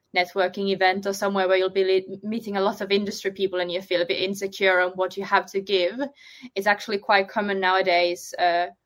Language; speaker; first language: English; non-native, fluent; Finnish